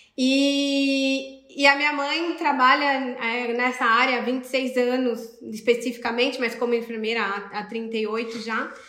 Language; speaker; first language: Portuguese; native; Portuguese